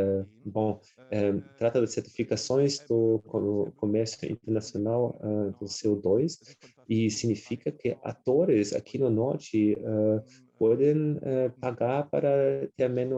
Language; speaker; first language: Portuguese; non-native, fluent; German